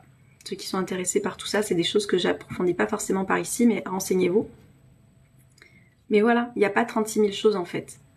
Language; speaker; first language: French; native; French